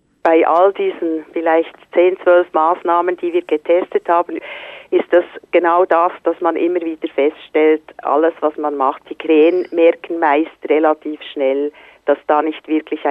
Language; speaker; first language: German; native; German